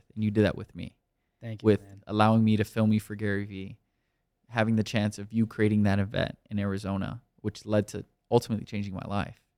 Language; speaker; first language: English; native; English